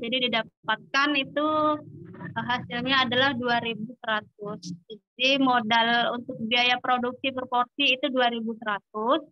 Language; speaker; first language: Indonesian; native; Indonesian